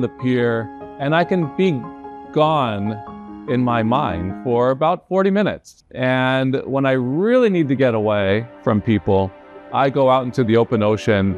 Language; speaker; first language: English; native; English